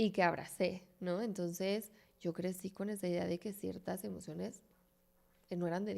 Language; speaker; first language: Spanish; native; Spanish